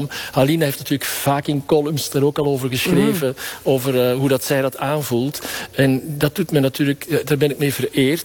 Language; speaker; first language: Dutch; native; Dutch